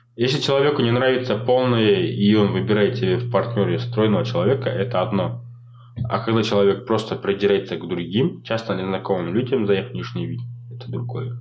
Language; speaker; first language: Russian; non-native, local second language; Kazakh